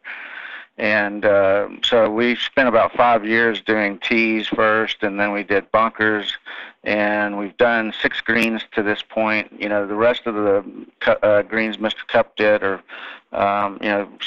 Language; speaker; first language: English; native; English